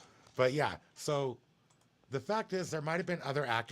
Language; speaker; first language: English; native; English